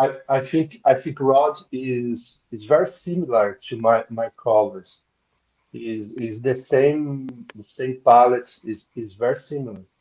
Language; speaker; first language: English; non-native, local second language; Portuguese